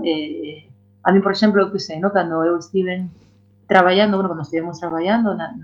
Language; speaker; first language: Galician; non-native, local second language; Spanish